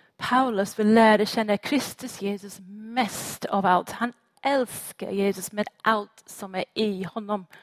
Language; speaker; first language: Swedish; non-native, fluent; English